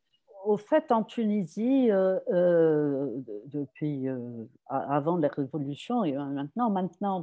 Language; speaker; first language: French; non-native, local second language; Arabic